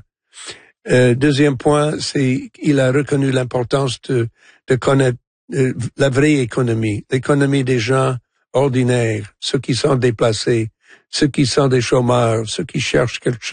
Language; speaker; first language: French; non-native, local second language; English